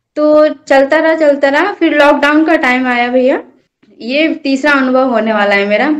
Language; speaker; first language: Hindi; native; Hindi